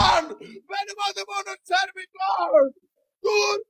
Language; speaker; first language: Turkish; native; Turkish